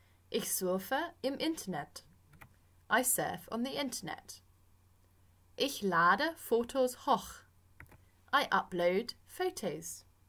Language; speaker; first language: German; non-native, fluent; English